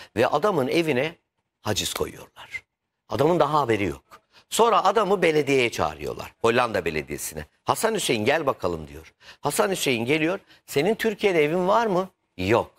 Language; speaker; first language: Turkish; native; Turkish